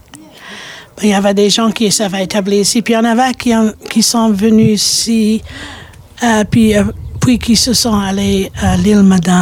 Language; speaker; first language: French; native; French